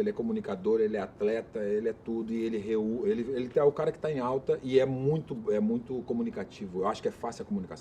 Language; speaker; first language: Portuguese; native; Portuguese